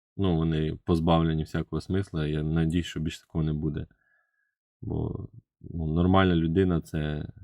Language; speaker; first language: Ukrainian; native; Ukrainian